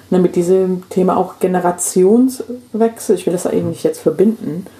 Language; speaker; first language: German; non-native, fluent; English